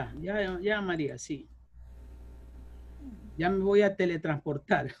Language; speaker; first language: Spanish; native; Spanish